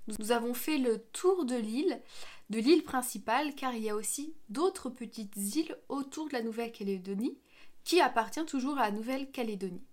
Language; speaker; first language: French; native; French